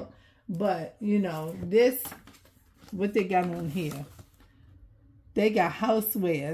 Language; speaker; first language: English; native; English